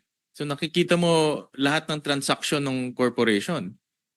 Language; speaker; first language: Filipino; native; Filipino